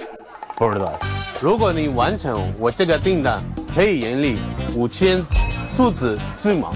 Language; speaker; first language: Chinese; non-native, learner; Urdu